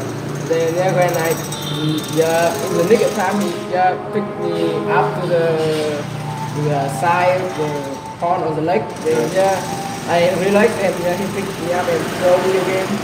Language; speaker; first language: English; non-native, learner; Vietnamese